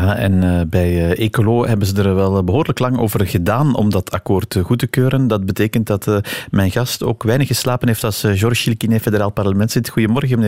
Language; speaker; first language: Dutch; native; Dutch